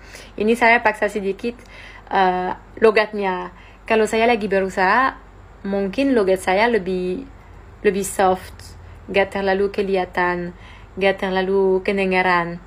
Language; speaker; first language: Indonesian; non-native, fluent; French